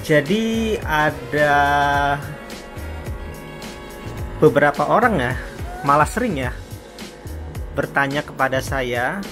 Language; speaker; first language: Indonesian; native; Indonesian